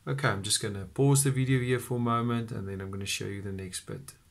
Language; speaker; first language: English; non-native, local second language; Afrikaans